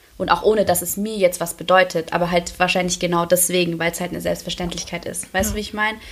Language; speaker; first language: German; native; German